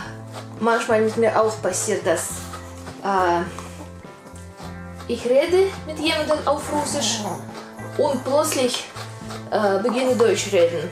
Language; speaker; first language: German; non-native, learner; Russian